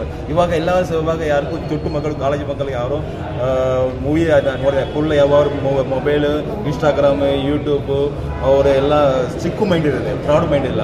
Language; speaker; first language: Kannada; non-native, learner; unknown